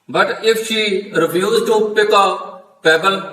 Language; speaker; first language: English; non-native, local second language; Punjabi